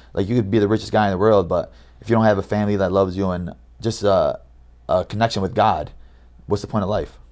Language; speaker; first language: English; native; English